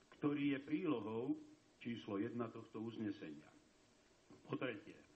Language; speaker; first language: Slovak; native; Slovak